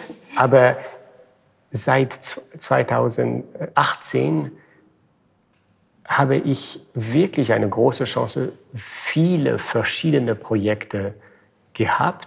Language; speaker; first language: German; non-native, fluent; French